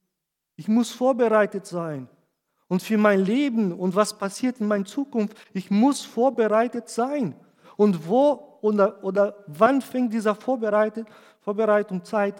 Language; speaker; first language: German; non-native, fluent; Portuguese